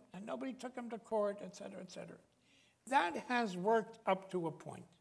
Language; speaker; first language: English; native; English